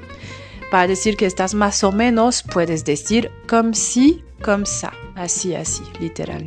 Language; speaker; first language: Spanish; non-native, fluent; French